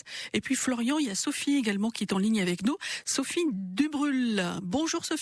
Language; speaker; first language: French; native; French